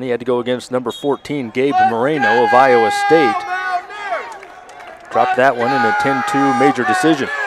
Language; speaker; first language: English; native; English